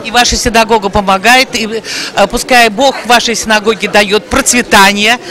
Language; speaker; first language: Russian; native; Russian